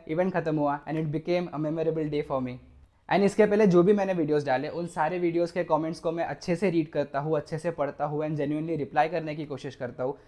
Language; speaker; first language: Hindi; non-native, local second language; Marathi